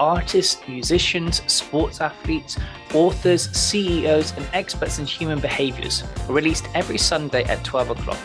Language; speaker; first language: English; native; English